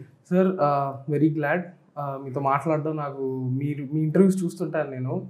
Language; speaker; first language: Telugu; native; Telugu